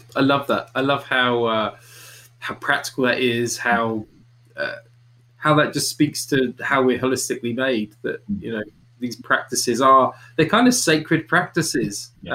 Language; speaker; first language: English; native; English